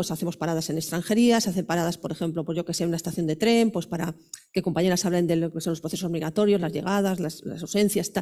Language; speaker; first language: Spanish; native; Spanish